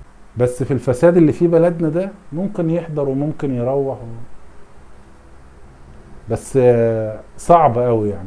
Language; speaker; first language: Arabic; native; Arabic